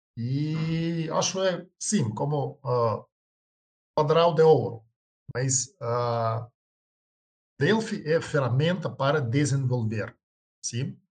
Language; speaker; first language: Portuguese; non-native, learner; Russian